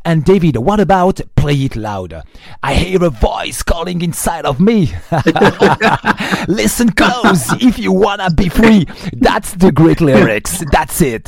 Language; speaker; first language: English; non-native, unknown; French